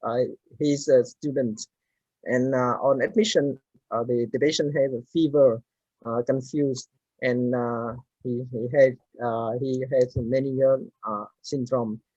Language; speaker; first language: English; non-native, learner; Vietnamese